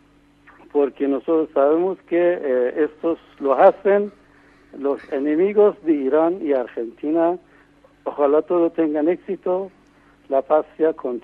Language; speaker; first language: Spanish; non-native, fluent; Persian